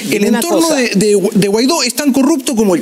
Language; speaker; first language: Spanish; native; Spanish